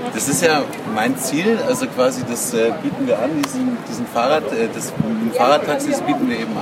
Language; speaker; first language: German; native; German